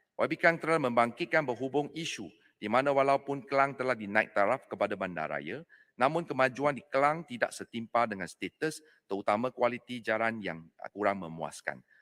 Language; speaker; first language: Malay; non-native, local second language; Chinese